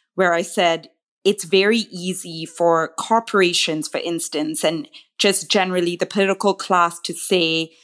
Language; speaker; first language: English; non-native, local second language; Tamil